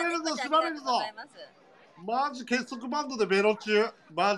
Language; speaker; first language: Japanese; native; Japanese